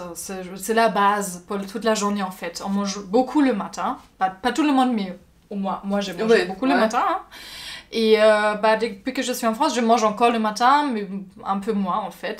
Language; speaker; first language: French; non-native, fluent; German